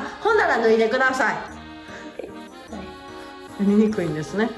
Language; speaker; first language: Japanese; native; Japanese